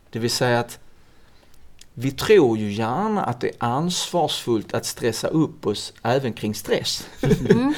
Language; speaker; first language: Swedish; native; Swedish